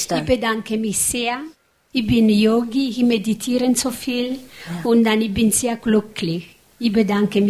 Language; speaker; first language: German; non-native, learner; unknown